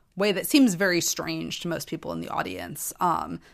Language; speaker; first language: English; native; English